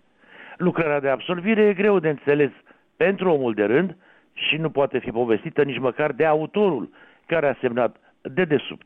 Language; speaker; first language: Romanian; native; Romanian